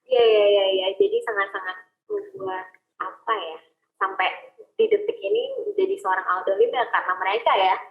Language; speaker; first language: Indonesian; native; Indonesian